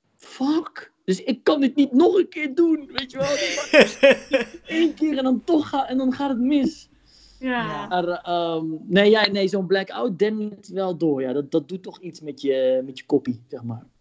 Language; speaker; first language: Dutch; early bilingual, other home language; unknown